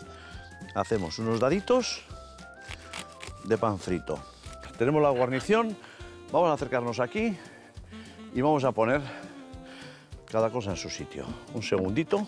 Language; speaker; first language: Spanish; native; Spanish